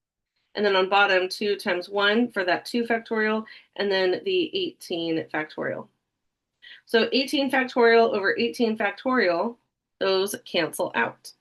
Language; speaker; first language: English; native; English